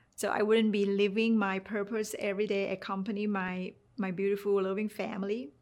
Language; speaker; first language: English; non-native, fluent; Thai